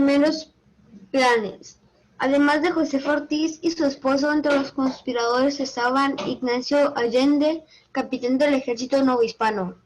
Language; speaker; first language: Spanish; native; Spanish